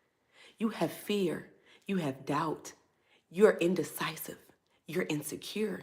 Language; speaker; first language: English; native; English